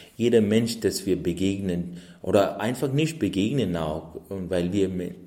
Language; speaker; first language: German; non-native, fluent; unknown